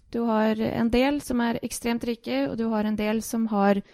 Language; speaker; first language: Norwegian; early bilingual, other home language; Bosnian